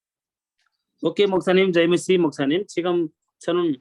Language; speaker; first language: Korean; non-native, learner; Nepali